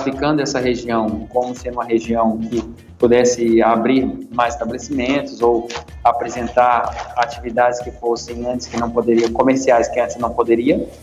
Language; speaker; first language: Portuguese; native; Portuguese